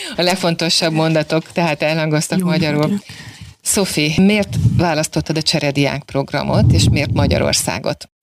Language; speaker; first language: Hungarian; native; Hungarian